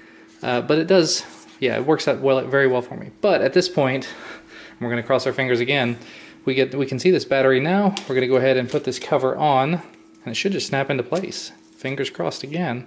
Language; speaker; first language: English; native; English